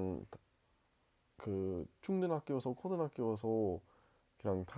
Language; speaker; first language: Korean; non-native, learner; English